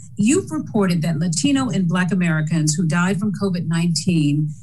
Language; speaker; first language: English; native; English